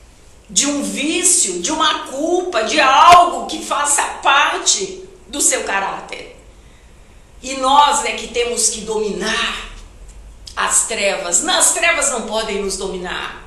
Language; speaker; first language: Portuguese; native; Portuguese